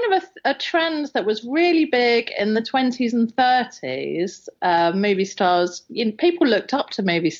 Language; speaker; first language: English; native; English